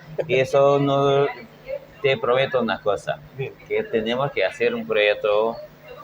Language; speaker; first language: Spanish; non-native, fluent; Portuguese